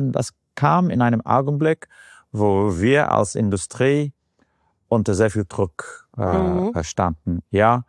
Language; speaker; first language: German; non-native, fluent; English